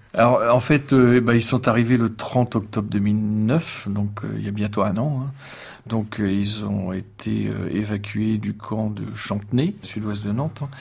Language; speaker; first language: French; native; French